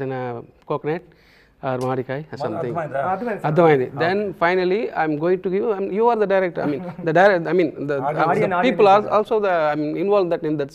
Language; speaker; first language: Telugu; non-native, learner; Tamil